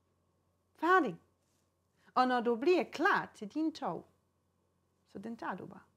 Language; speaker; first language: Danish; non-native, fluent; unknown